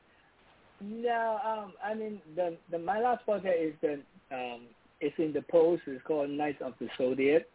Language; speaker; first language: English; non-native, local second language; Cantonese